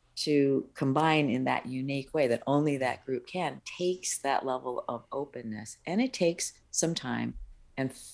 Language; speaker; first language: English; early bilingual, other home language; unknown